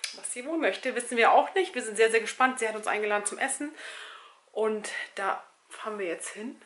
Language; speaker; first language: German; early bilingual, other home language; Turkish